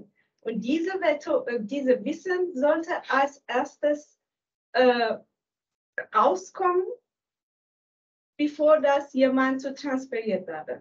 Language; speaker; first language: German; non-native, learner; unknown